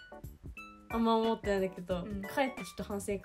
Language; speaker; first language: Japanese; native; Japanese